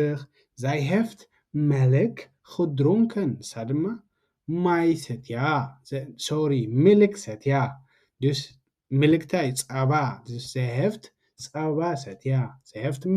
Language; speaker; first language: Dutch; non-native, learner; Tigrinya